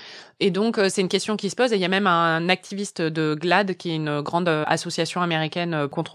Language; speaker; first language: French; native; French